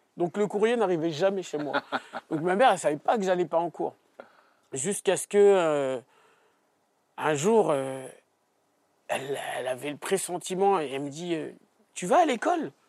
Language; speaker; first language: French; native; French